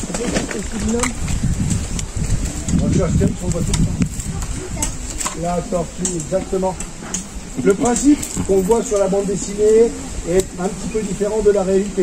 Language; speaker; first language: French; native; French